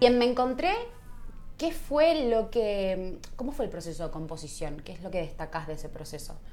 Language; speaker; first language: Spanish; native; Spanish